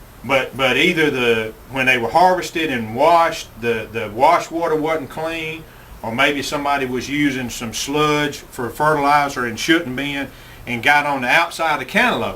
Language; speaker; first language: English; native; English